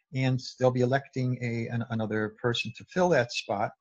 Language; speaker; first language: English; native; English